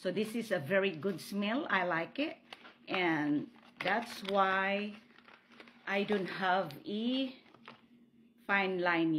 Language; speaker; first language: English; non-native, local second language; Filipino